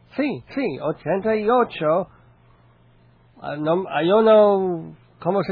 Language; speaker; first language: Spanish; non-native, learner; English